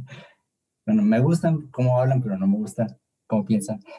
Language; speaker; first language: Spanish; early bilingual, heritage; English